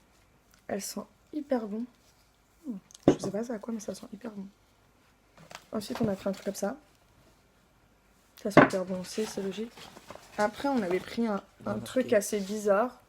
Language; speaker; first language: French; native; French